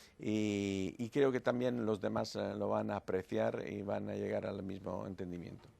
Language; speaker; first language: Spanish; non-native, fluent; Italian